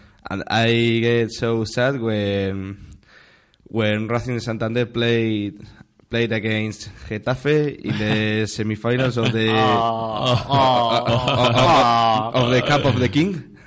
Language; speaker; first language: English; non-native, learner; Spanish